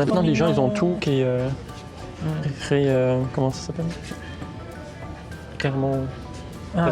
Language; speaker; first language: French; native; French